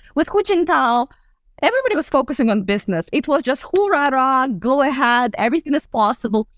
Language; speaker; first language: English; non-native, fluent; Russian